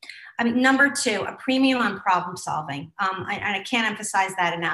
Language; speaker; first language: English; native; English